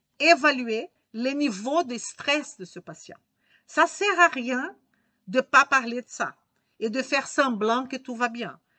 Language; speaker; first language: French; native; French